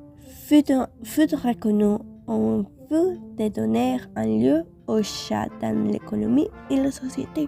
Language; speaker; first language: French; non-native, fluent; Spanish